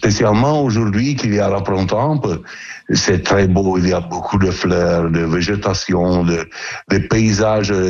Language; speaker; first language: French; non-native, fluent; Italian